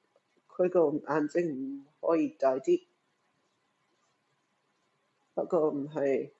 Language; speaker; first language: Cantonese; early bilingual, heritage; Cantonese